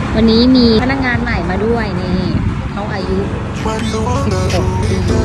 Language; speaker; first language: Thai; native; Thai